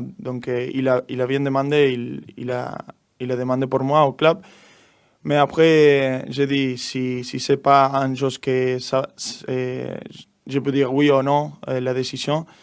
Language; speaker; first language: French; non-native, learner; Spanish